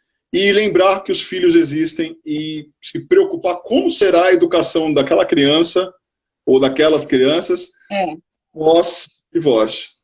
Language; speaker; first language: Portuguese; native; Portuguese